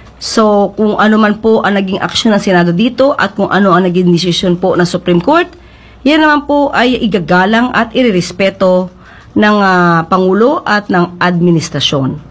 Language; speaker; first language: Filipino; native; Filipino